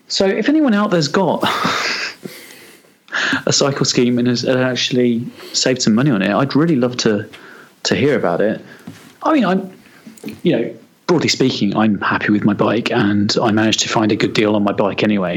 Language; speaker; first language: English; native; English